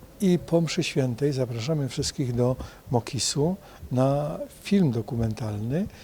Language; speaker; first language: Polish; native; Polish